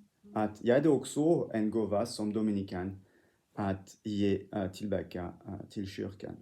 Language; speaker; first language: Swedish; non-native, fluent; French